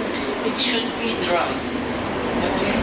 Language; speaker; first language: English; non-native, learner; Persian